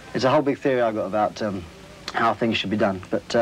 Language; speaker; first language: English; native; English